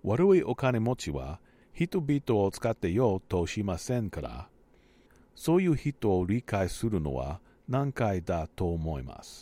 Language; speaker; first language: Japanese; non-native, learner; English